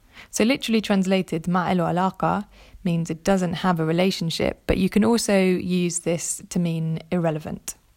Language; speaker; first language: English; native; English